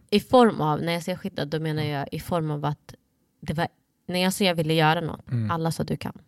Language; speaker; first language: Swedish; early bilingual, other home language; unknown